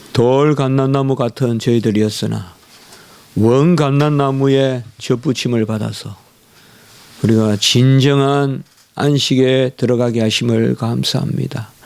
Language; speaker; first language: Korean; native; Korean